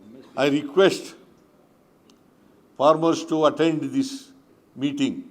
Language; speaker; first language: English; non-native, local second language; Kannada